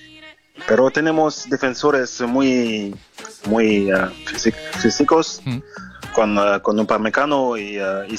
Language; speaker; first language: Spanish; non-native, fluent; French